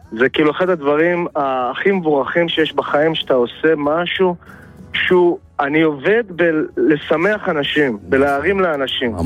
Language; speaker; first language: Hebrew; early bilingual, other home language; English